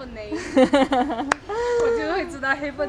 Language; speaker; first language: Chinese; native; Chinese